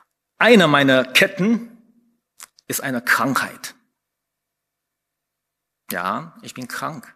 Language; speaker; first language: German; non-native, fluent; Chinese